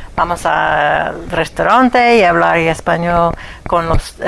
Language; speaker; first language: Spanish; non-native, fluent; English